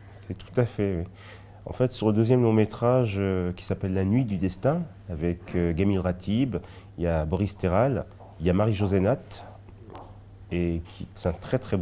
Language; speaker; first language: French; early bilingual, other home language; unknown